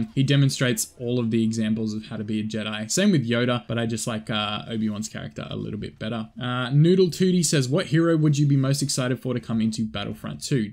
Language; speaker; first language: English; native; English